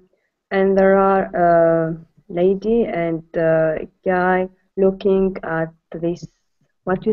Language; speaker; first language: English; non-native, learner; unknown